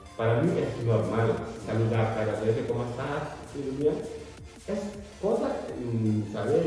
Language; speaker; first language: Spanish; non-native, learner; Fula